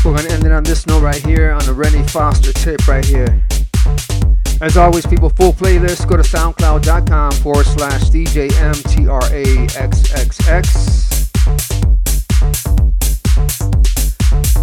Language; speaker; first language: English; early bilingual, other home language; Spanish